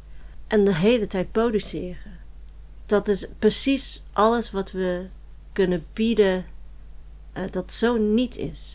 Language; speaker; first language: Dutch; non-native, fluent; English